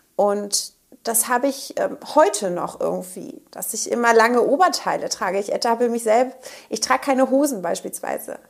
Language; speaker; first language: German; native; German